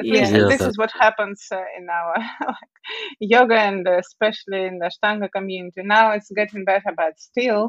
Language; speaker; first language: English; non-native, fluent; Russian